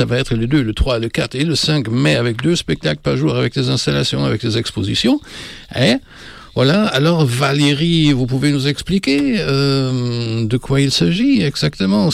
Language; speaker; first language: French; native; French